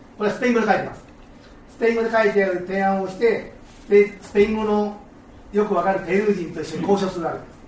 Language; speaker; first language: Japanese; native; Japanese